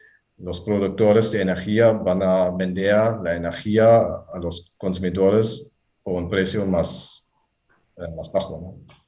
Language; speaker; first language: Spanish; non-native, fluent; German